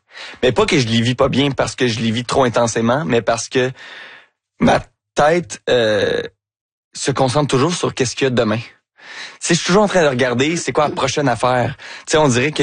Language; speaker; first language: French; native; French